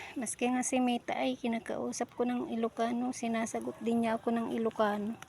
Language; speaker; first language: Filipino; non-native, local second language; Iloko